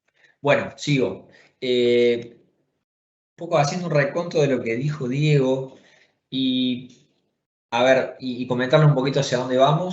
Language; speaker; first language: Spanish; native; Spanish